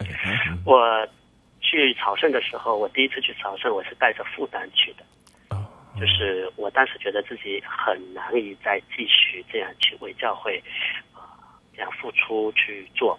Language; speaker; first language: Chinese; native; Chinese